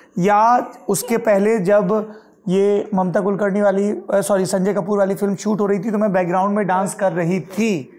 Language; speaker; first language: Hindi; native; Hindi